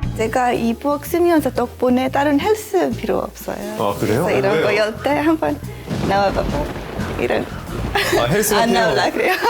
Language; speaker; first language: Korean; non-native, learner; Finnish